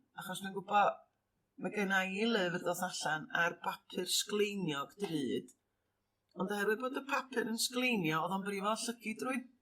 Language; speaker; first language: Welsh; native; Welsh